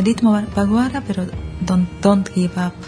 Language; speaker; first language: Spanish; non-native, learner; Japanese